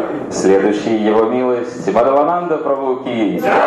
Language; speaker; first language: Russian; native; Russian